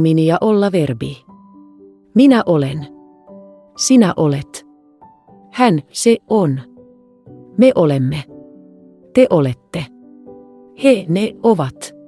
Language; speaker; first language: Finnish; non-native, fluent; Vietnamese